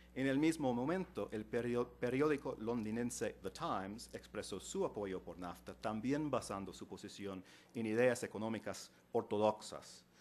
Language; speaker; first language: Spanish; non-native, fluent; English